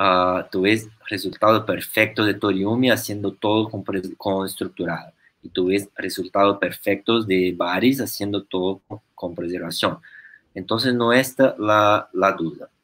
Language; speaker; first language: Spanish; non-native, fluent; Portuguese